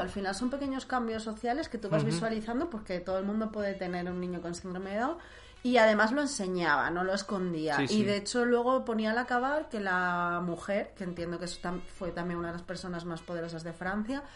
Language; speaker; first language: Spanish; native; Spanish